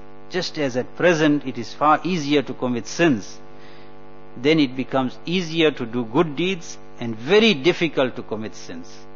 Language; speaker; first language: English; native; English